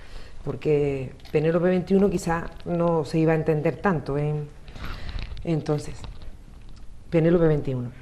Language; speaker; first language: Spanish; native; Spanish